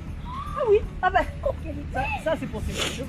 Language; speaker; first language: French; native; French